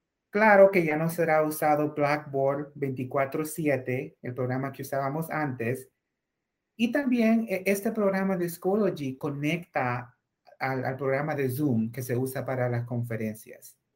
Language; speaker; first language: Spanish; native; Spanish